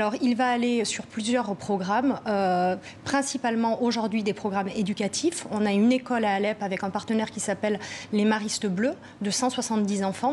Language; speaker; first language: French; native; French